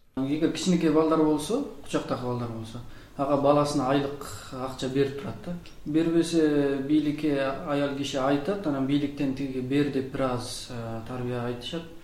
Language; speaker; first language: Kyrgyz; native; Kyrgyz